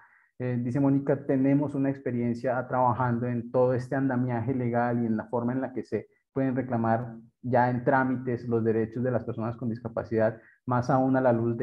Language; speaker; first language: Spanish; native; Spanish